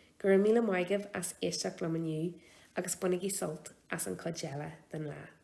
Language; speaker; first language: Irish; non-native, local second language; English